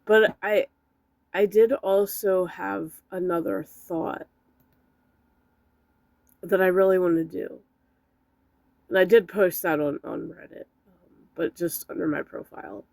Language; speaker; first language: English; native; English